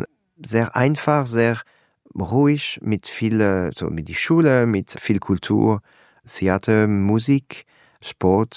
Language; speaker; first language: German; non-native, learner; French